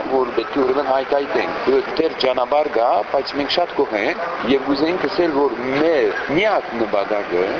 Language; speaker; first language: Armenian; early bilingual, heritage; Armenian